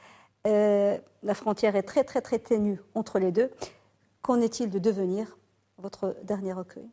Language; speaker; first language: French; non-native, local second language; Arabic